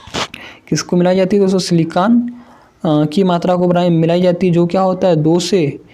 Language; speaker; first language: Hindi; native; Hindi